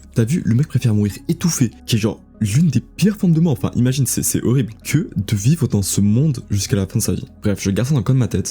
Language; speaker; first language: French; native; French